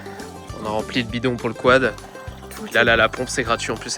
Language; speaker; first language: French; native; French